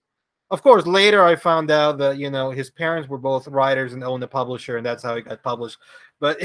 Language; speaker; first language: English; early bilingual, other home language; Spanish